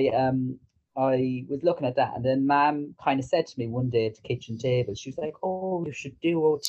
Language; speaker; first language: English; native; English